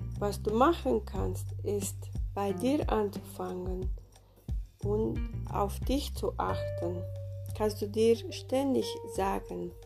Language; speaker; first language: German; non-native, fluent; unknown